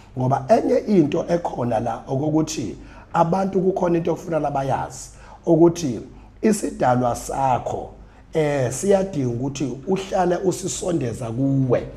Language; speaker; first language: Zulu; native; Zulu